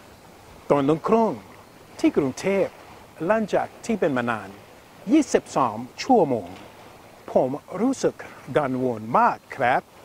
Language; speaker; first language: Thai; non-native, learner; English